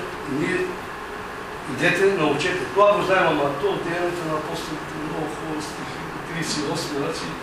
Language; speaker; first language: Bulgarian; non-native, local second language; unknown